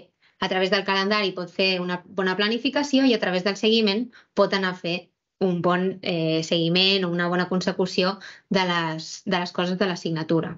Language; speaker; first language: Catalan; native; Catalan